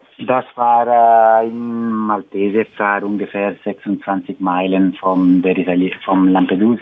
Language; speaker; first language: German; non-native, learner; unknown